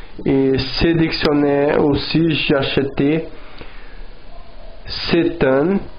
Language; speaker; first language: French; non-native, learner; Portuguese